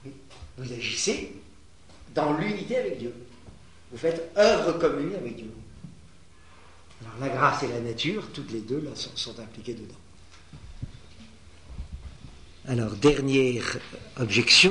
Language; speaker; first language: French; native; French